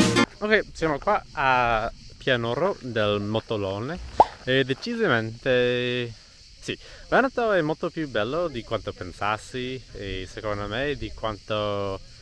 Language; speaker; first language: Italian; non-native, fluent; English